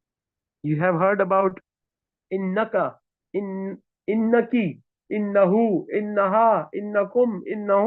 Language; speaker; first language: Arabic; non-native, fluent; Urdu